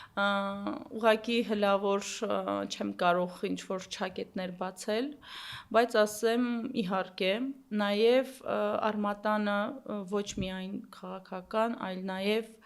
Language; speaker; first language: Armenian; early bilingual, heritage; Armenian